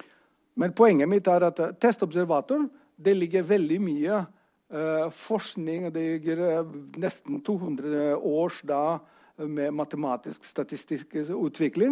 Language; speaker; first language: Norwegian; non-native, fluent; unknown